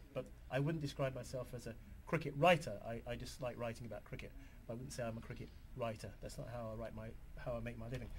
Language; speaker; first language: English; native; English